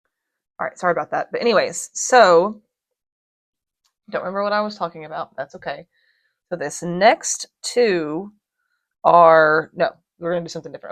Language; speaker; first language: English; native; English